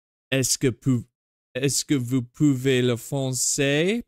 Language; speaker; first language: French; non-native, learner; English